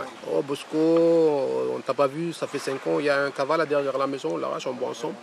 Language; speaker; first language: French; non-native, local second language; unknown